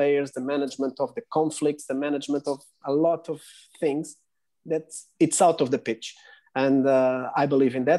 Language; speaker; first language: English; non-native, fluent; Portuguese